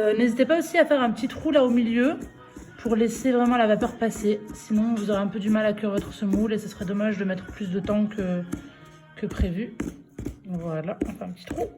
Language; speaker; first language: French; early bilingual, other home language; Arabic